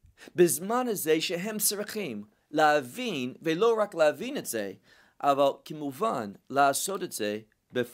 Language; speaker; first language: Hebrew; non-native, fluent; English